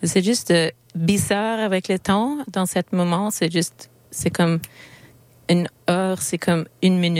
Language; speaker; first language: French; non-native, learner; Swedish